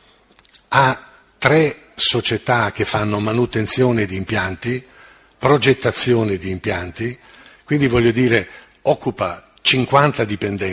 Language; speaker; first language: Italian; native; Italian